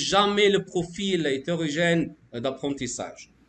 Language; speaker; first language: French; non-native, fluent; Arabic